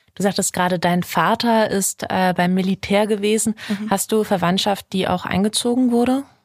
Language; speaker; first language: German; native; German